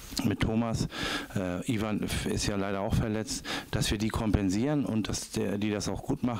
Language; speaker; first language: German; native; German